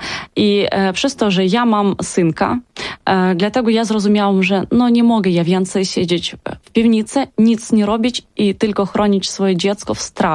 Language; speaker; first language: Polish; non-native, learner; Ukrainian